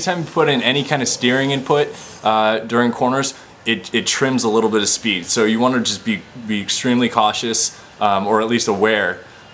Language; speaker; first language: English; native; English